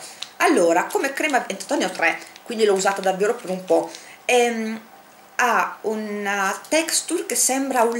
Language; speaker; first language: Italian; native; Italian